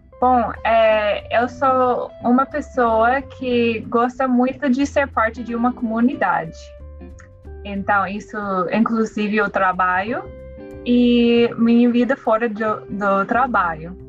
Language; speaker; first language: Portuguese; non-native, learner; English